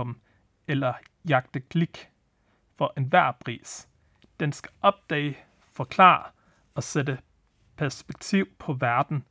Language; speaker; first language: Danish; native; Danish